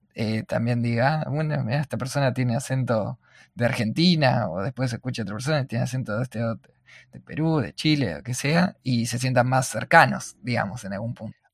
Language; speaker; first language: Spanish; native; Spanish